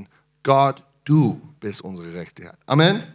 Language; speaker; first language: German; non-native, fluent; English